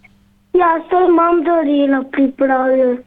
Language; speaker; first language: Slovenian; early bilingual, heritage; Slovenian